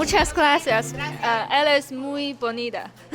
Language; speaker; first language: Spanish; non-native, learner; Chinese